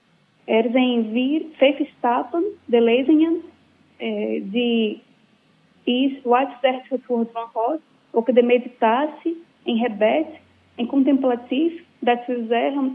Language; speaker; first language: Dutch; non-native, learner; Portuguese